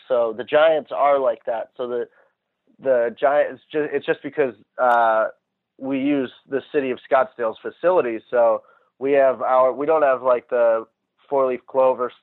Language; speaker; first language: English; native; English